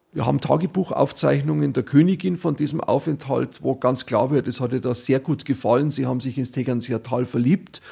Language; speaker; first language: German; native; German